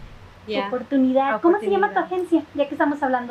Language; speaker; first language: Spanish; native; Spanish